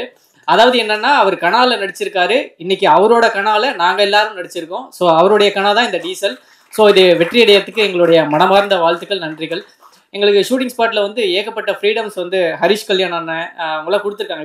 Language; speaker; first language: Tamil; native; Tamil